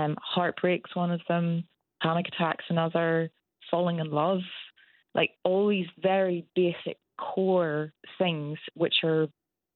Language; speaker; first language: English; native; English